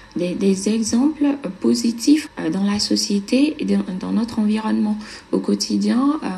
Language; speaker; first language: French; non-native, fluent; Italian